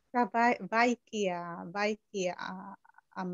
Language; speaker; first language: Finnish; non-native, learner; Arabic